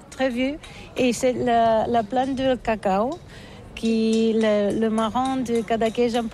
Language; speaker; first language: French; non-native, learner; Catalan